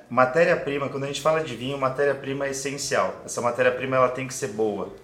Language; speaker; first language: Portuguese; native; Portuguese